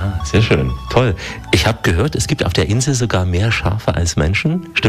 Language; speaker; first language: German; native; German